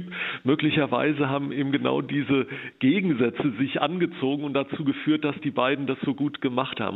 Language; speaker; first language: German; native; German